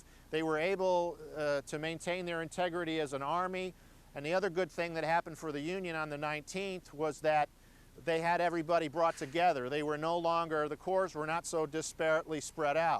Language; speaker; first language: English; native; English